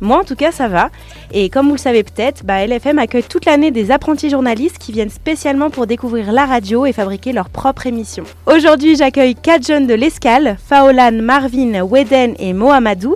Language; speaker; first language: French; native; French